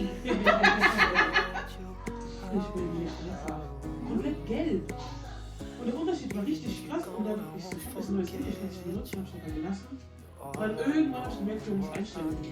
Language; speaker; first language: German; non-native, learner; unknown